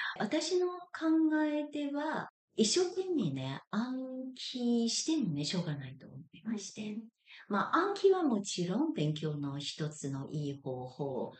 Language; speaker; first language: Japanese; non-native, fluent; Chinese